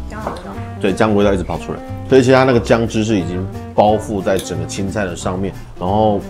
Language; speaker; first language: Chinese; native; Chinese